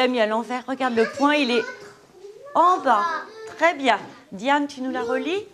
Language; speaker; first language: French; native; French